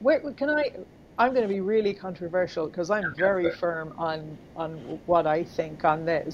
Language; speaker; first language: English; native; English